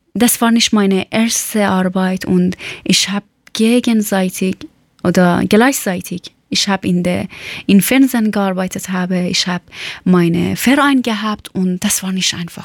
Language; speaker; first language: German; non-native, learner; Persian